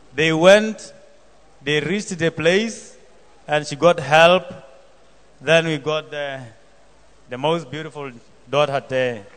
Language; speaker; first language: English; non-native, local second language; Southern Sotho